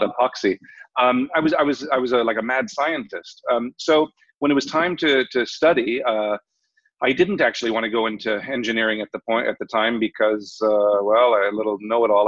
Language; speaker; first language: English; native; English